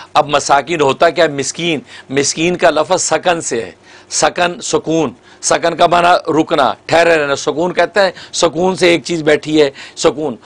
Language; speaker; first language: Hindi; non-native, local second language; Kashmiri